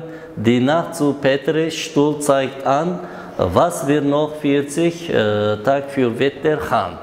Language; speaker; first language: German; non-native, learner; Uzbek